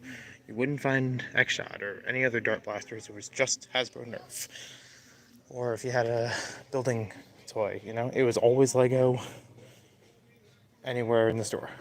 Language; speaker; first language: English; native; English